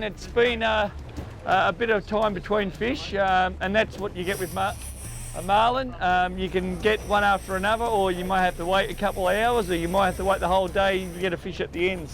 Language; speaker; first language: English; native; English